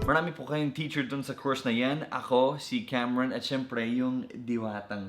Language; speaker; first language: Filipino; non-native, fluent; English